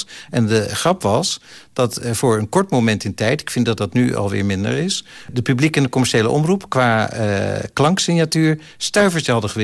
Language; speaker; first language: Dutch; native; Dutch